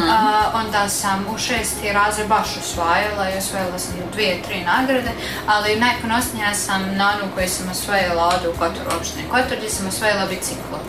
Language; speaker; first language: Serbian; native; Serbian